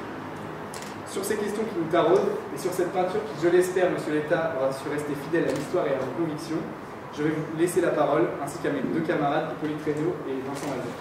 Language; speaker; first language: French; native; French